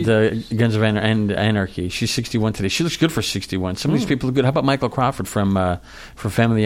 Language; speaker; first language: English; native; English